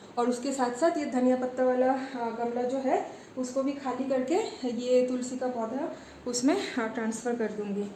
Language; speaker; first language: Hindi; non-native, local second language; Bangla